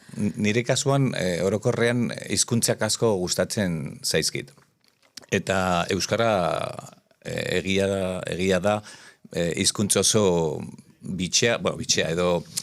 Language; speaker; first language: Basque; non-native, local second language; Spanish